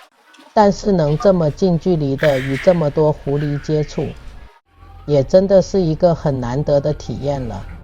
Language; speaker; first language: Chinese; native; Chinese